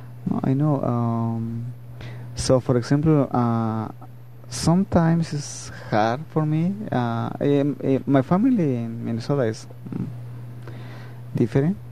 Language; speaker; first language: English; non-native, learner; Spanish